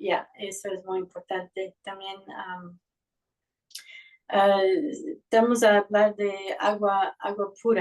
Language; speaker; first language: Spanish; non-native, fluent; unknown